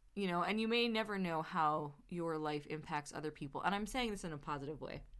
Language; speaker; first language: English; native; English